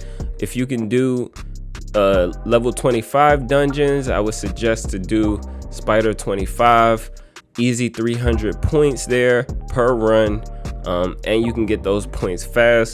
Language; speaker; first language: English; native; English